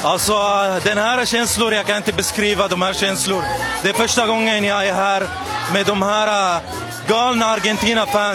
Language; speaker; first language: Swedish; non-native, learner; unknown